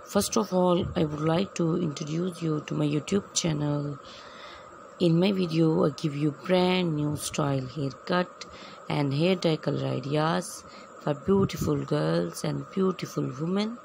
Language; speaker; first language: English; non-native, learner; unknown